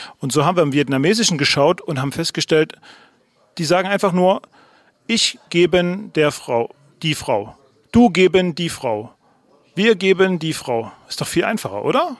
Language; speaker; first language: German; native; German